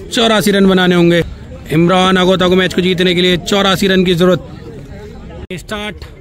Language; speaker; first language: Hindi; native; Hindi